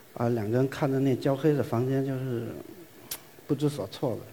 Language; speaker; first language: Chinese; native; Chinese